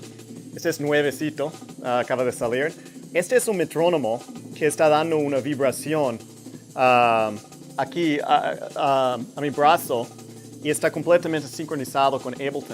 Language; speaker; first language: Spanish; non-native, fluent; English